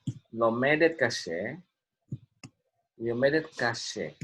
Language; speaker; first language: Hebrew; non-native, fluent; Indonesian